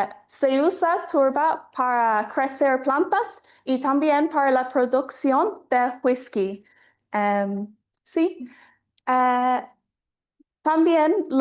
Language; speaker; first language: Spanish; non-native, fluent; English